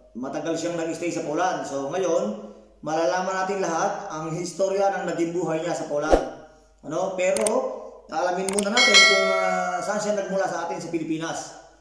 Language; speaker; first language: Filipino; non-native, local second language; Cebuano